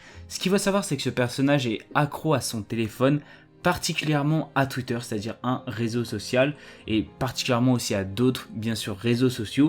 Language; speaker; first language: French; native; French